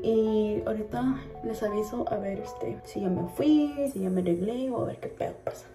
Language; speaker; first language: Spanish; early bilingual, heritage; Spanish